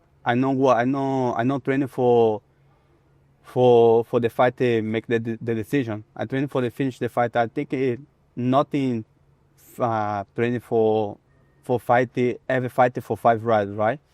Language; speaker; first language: English; non-native, learner; Portuguese